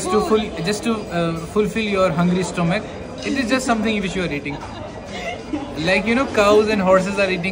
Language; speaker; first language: English; non-native, learner; Hindi